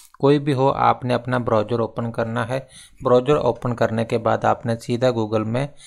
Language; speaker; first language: Hindi; non-native, local second language; Punjabi